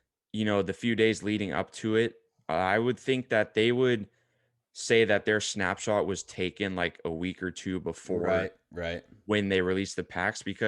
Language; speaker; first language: English; native; English